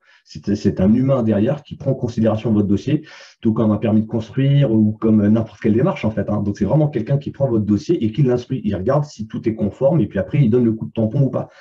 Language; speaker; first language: French; native; French